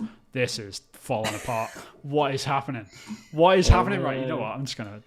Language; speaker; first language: English; native; English